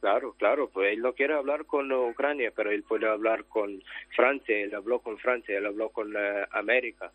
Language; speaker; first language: Spanish; non-native, learner; Ukrainian